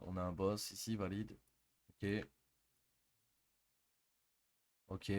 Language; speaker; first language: French; native; French